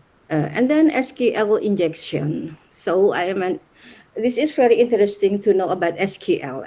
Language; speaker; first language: English; non-native, learner; Indonesian